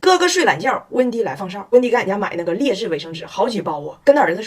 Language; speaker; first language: Chinese; native; Chinese